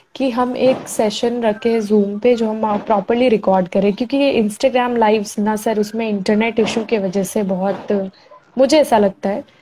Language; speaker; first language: Hindi; native; Hindi